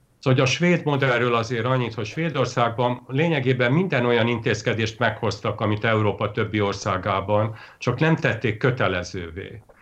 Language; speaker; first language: Hungarian; native; Hungarian